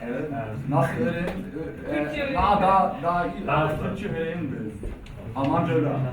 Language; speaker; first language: Turkish; non-native, learner; German